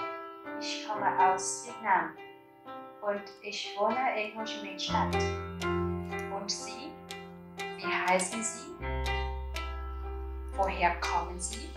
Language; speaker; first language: German; non-native, fluent; Vietnamese